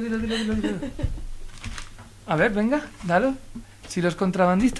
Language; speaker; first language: Spanish; native; Spanish